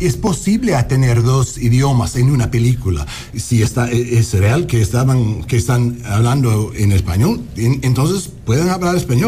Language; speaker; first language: Spanish; non-native, learner; English